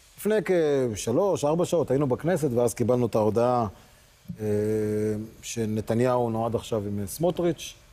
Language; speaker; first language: Hebrew; native; Hebrew